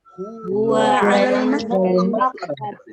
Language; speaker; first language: Arabic; non-native, learner; Indonesian